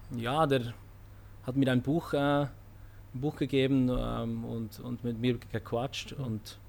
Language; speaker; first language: German; native; German